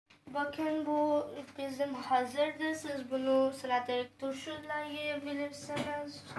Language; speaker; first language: Turkish; non-native, learner; Urdu